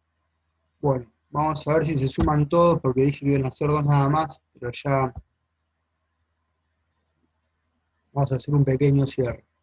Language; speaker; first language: Spanish; native; Spanish